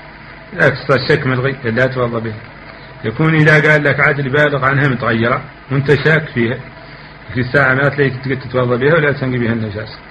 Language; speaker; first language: Arabic; native; Arabic